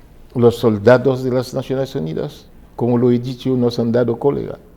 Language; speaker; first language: Spanish; non-native, fluent; Haitian Creole